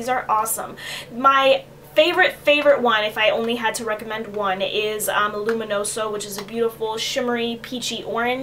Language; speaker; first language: English; native; English